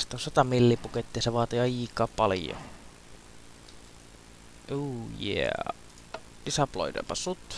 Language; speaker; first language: Finnish; native; Finnish